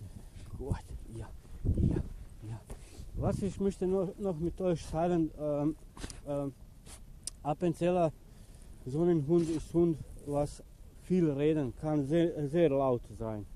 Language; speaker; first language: German; non-native, learner; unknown